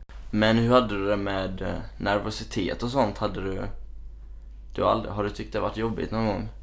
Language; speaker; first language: Swedish; native; Swedish